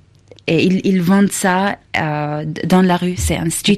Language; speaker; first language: French; non-native, fluent; Arabic